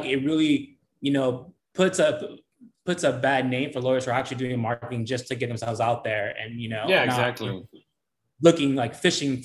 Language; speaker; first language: English; native; English